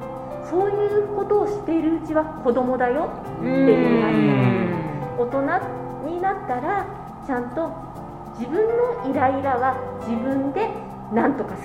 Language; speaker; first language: Japanese; native; Japanese